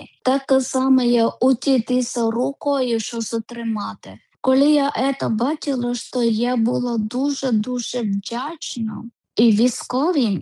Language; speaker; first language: Ukrainian; non-native, learner; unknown